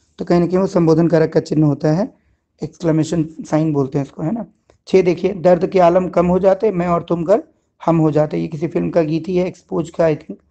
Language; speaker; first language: Hindi; native; Hindi